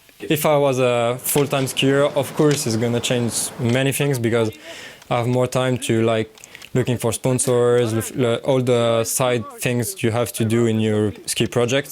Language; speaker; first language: English; non-native, fluent; French